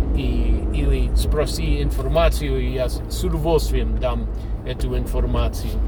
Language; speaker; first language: Russian; non-native, fluent; English